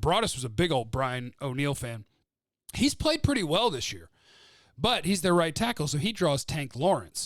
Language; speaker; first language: English; native; English